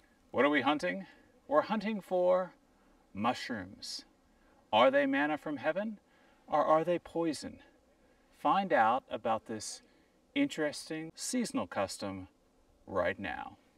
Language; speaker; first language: English; native; English